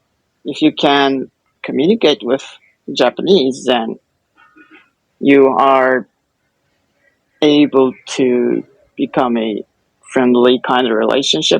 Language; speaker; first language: English; non-native, fluent; Japanese